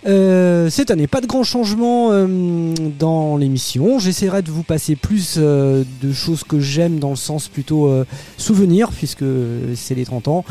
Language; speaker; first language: French; native; French